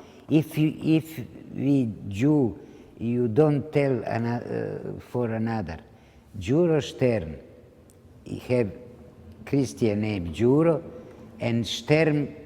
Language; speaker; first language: English; non-native, learner; Ladino